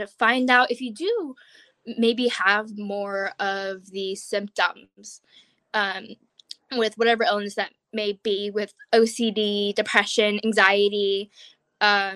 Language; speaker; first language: English; native; English